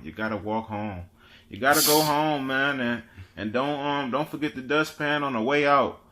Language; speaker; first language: English; native; English